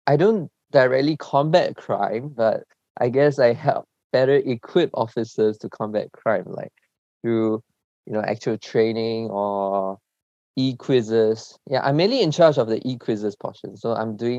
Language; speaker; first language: English; early bilingual, other home language; Chinese